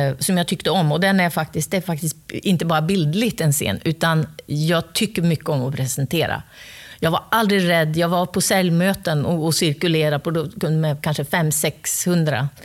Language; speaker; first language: Swedish; native; Swedish